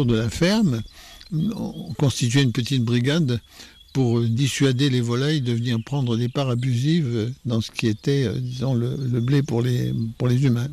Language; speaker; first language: French; native; French